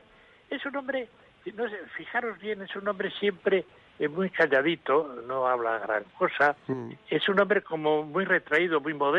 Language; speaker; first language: Spanish; native; Spanish